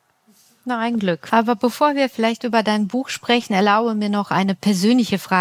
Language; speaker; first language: German; native; German